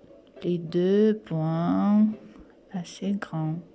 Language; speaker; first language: French; non-native, fluent; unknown